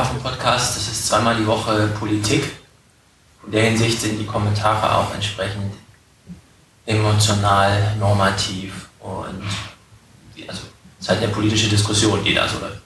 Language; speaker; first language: German; native; German